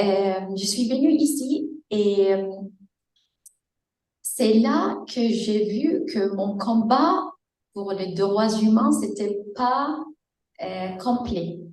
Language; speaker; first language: French; non-native, fluent; Arabic